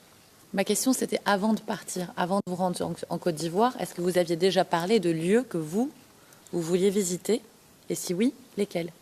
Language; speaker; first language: French; native; French